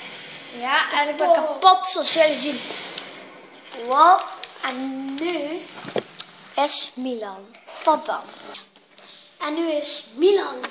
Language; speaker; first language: Dutch; native; Dutch